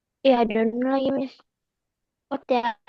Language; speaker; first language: English; non-native, learner; Indonesian